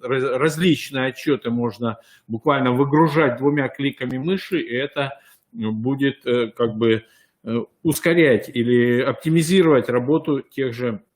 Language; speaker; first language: Russian; native; Russian